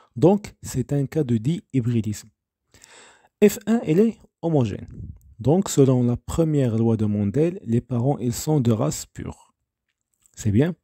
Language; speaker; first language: French; non-native, local second language; Arabic